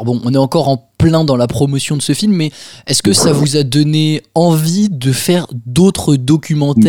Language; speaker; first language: French; native; French